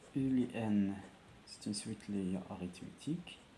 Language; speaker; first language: French; non-native, local second language; Arabic